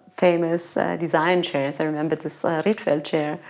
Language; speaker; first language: English; non-native, fluent; Italian